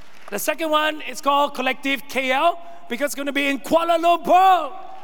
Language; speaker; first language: English; non-native, local second language; Chinese